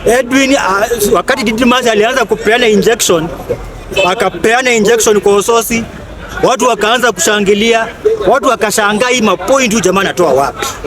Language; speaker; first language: Swahili; non-native, local second language; Luyia